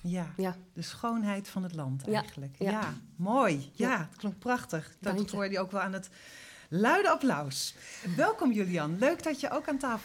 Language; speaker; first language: Dutch; native; Dutch